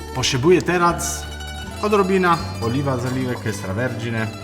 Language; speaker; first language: Polish; non-native, learner; Italian